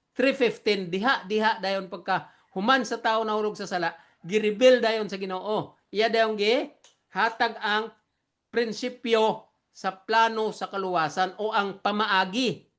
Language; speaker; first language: Cebuano; non-native, local second language; Hiligaynon